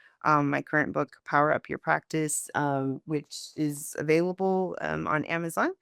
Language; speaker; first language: English; native; English